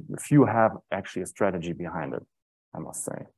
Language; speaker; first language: English; non-native, fluent; German